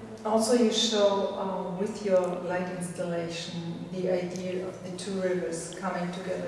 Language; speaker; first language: English; non-native, fluent; German